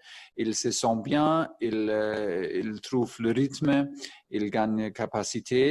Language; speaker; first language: French; non-native, fluent; German